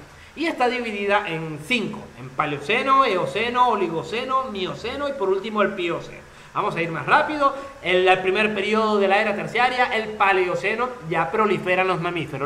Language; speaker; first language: Spanish; native; Spanish